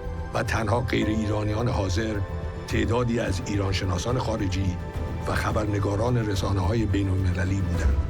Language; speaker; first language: Persian; native; Persian